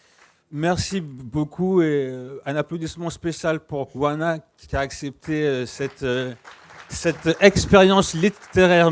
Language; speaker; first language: French; native; French